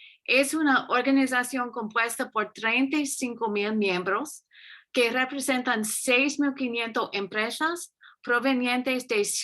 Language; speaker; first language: Spanish; non-native, fluent; English